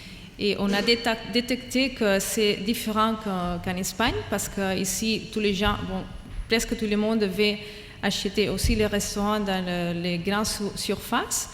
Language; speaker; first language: French; non-native, fluent; Catalan